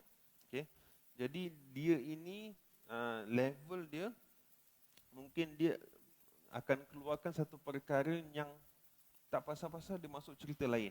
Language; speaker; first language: Malay; native; Malay